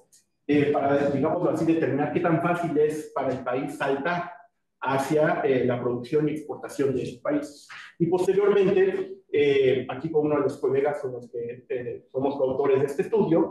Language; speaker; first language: Spanish; native; Spanish